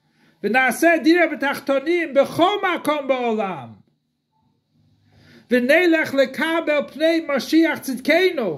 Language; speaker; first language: Hebrew; non-native, fluent; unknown